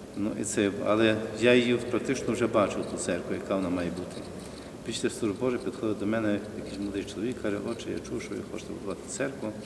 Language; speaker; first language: Ukrainian; native; Ukrainian